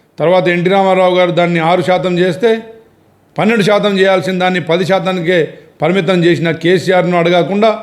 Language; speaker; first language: Telugu; non-native, local second language; Lambadi